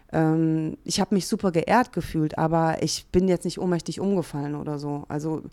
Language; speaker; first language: German; early bilingual, other home language; Hungarian